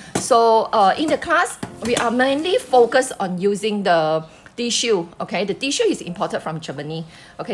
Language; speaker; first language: English; non-native, local second language; Chinese